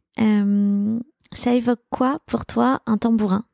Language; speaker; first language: French; native; French